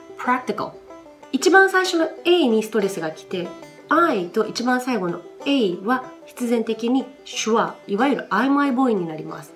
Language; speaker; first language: Japanese; native; Japanese